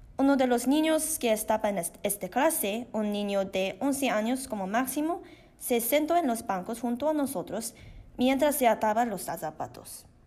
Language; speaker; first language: Spanish; non-native, learner; Korean